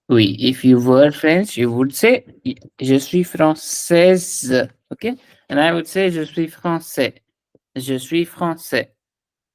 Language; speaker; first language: French; non-native, fluent; Hindi